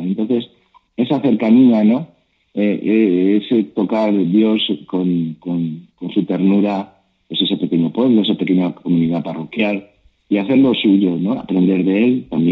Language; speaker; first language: Spanish; native; Spanish